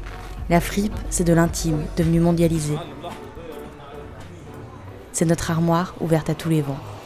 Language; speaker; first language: French; native; French